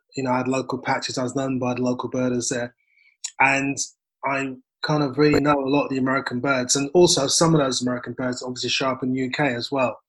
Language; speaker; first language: English; native; English